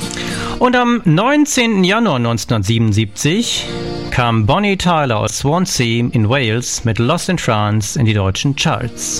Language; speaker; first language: German; native; German